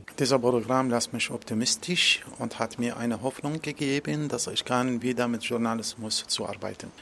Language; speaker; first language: German; non-native, learner; Arabic